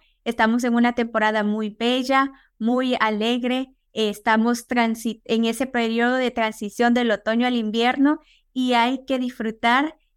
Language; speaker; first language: Spanish; native; Spanish